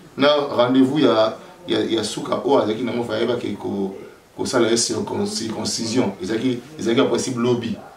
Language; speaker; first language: Lingala; native; Lingala